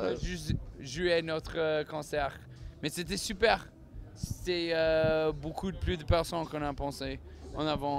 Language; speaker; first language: French; non-native, learner; English